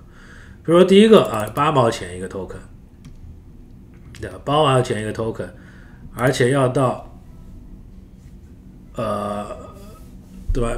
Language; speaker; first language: Chinese; native; Chinese